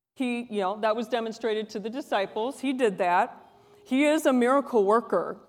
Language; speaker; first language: English; native; English